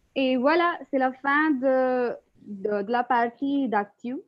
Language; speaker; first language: French; non-native, fluent; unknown